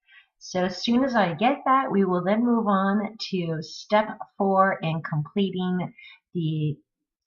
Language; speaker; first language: English; native; English